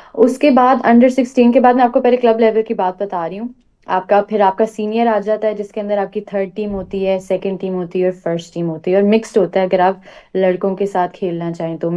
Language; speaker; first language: Urdu; native; Urdu